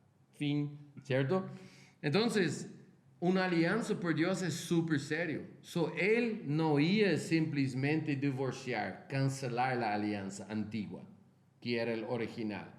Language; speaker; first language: Spanish; non-native, fluent; Portuguese